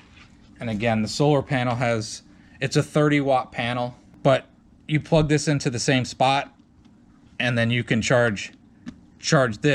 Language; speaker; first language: English; native; English